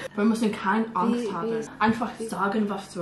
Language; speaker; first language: German; non-native, learner; English